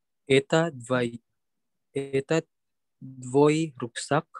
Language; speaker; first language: Russian; non-native, learner; Indonesian